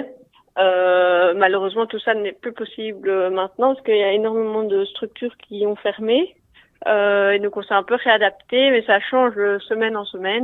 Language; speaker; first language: French; native; French